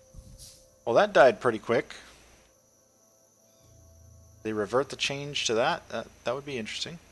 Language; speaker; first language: English; native; English